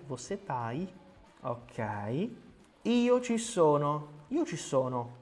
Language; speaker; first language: Italian; non-native, fluent; Portuguese